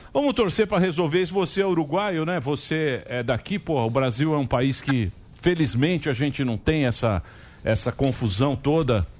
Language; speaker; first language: Portuguese; native; Portuguese